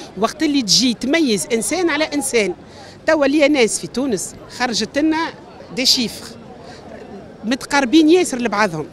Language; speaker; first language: Arabic; native; Arabic